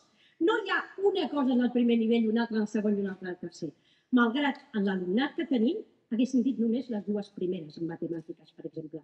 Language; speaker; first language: Catalan; native; Catalan